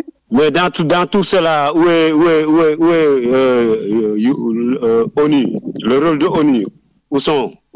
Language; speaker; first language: French; non-native, local second language; Wolof